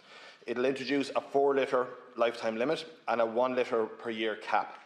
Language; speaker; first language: English; native; English